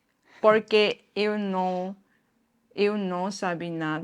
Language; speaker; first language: Portuguese; non-native, learner; Japanese